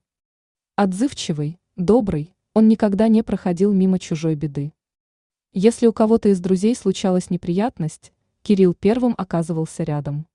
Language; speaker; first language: Russian; native; Russian